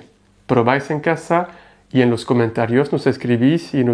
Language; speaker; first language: Spanish; non-native, fluent; French